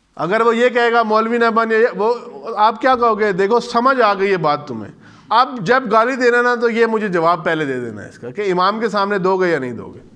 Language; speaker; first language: Urdu; non-native, local second language; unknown